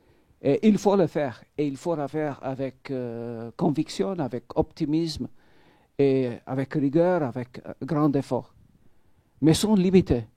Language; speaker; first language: French; non-native, fluent; Maltese